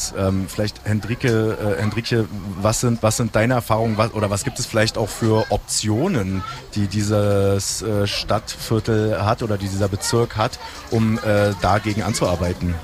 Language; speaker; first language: German; native; German